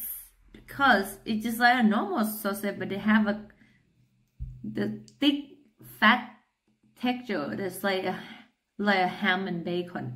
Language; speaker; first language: English; non-native, learner; Thai